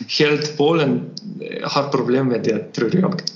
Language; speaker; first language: Swedish; non-native, learner; Polish